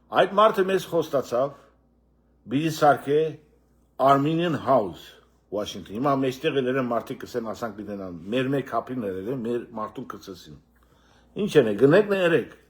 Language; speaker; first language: Armenian; early bilingual, heritage; Armenian